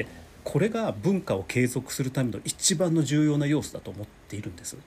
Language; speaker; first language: Japanese; native; Japanese